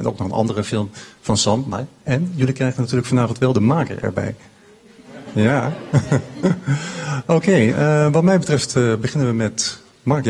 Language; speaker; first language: Dutch; native; Dutch